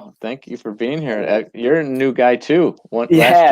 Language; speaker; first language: English; native; English